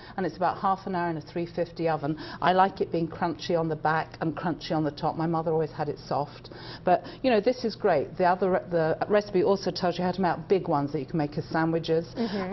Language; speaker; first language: English; native; English